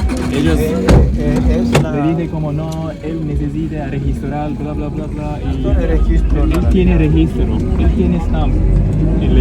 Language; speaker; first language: Spanish; non-native, learner; Japanese